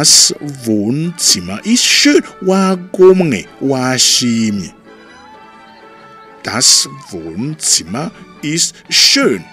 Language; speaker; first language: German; non-native, fluent; Rundi